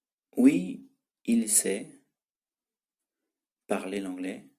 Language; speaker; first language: French; non-native, fluent; Tibetan